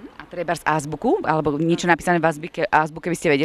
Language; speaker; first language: Slovak; native; Slovak